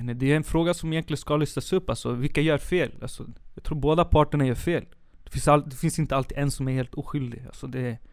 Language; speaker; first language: Swedish; early bilingual, other home language; Spanish